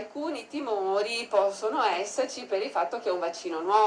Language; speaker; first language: Italian; native; Italian